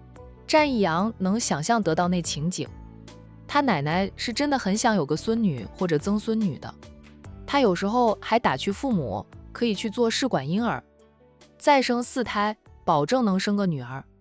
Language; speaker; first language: Chinese; native; Chinese